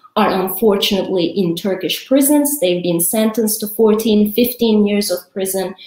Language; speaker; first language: English; early bilingual, other home language; Kurdish